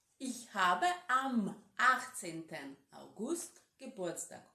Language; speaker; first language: German; non-native, fluent; Ukrainian